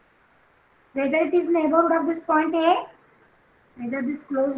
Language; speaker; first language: English; non-native, local second language; Marathi